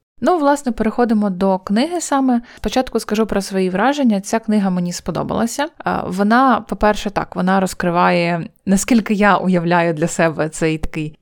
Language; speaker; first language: Ukrainian; native; Ukrainian